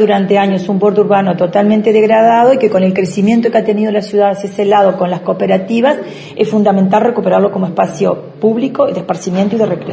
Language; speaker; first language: Spanish; native; Spanish